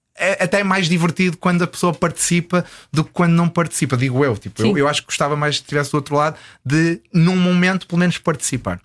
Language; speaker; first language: Portuguese; native; Portuguese